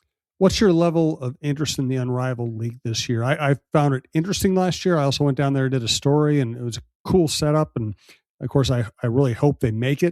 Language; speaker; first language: English; native; English